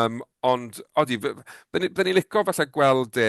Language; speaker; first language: Welsh; native; Welsh